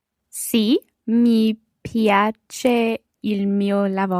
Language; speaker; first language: Italian; non-native, learner; English